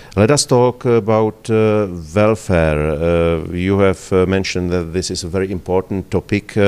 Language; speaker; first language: English; non-native, fluent; Czech